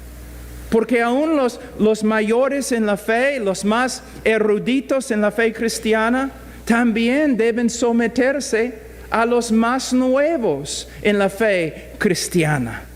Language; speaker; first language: Spanish; non-native, fluent; English